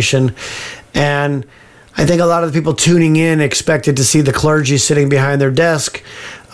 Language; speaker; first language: English; native; English